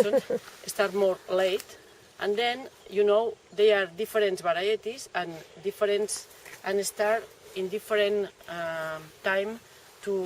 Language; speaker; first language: English; non-native, learner; Catalan